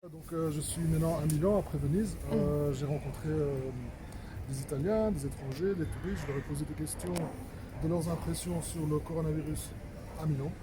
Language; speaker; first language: French; native; French